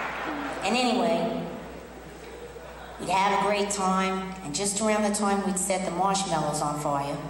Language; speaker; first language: English; native; English